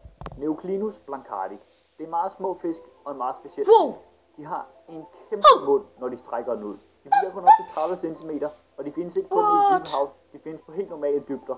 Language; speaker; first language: Danish; native; Danish